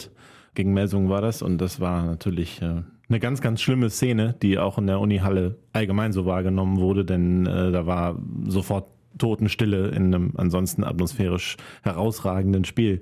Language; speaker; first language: German; native; German